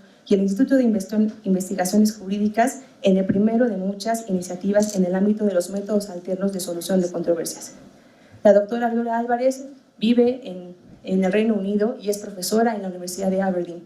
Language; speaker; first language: Spanish; native; Spanish